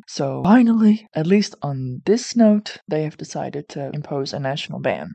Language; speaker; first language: English; non-native, fluent; Dutch